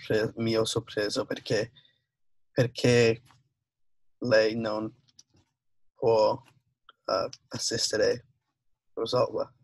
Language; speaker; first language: Italian; non-native, learner; English